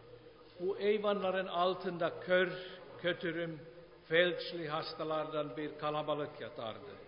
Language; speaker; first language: Turkish; non-native, fluent; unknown